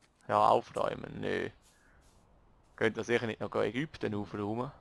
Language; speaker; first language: German; native; German